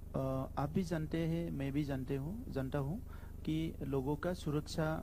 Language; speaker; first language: Hindi; non-native, local second language; Bodo